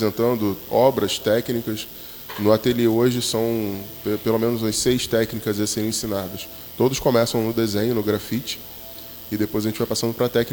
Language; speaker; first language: Portuguese; native; Portuguese